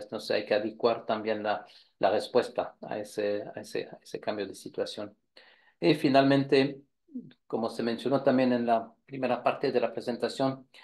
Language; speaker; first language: Spanish; non-native, fluent; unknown